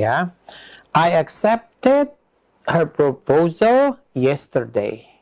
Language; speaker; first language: English; non-native, fluent; Indonesian